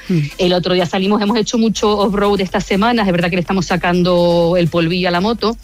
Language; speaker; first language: Spanish; native; Spanish